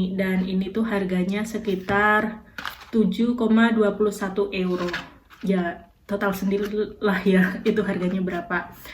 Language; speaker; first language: Indonesian; native; Indonesian